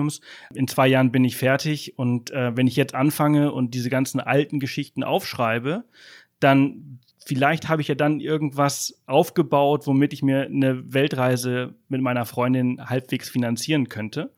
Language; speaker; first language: German; native; German